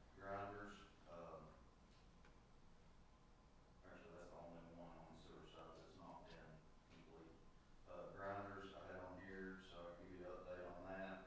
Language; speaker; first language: English; native; English